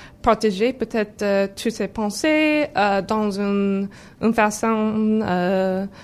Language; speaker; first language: French; non-native, learner; English